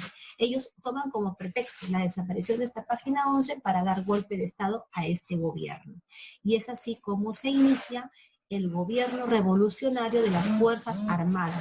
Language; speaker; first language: Spanish; native; Spanish